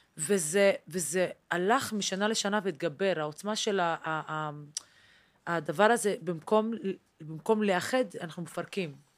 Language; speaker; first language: Hebrew; non-native, local second language; Arabic